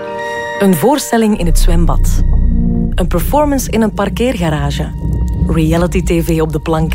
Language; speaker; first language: Dutch; native; Dutch